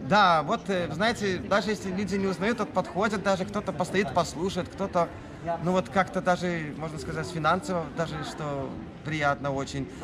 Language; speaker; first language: Russian; native; Russian